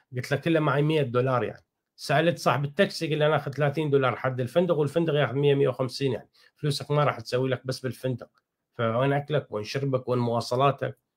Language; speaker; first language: Arabic; non-native, fluent; Persian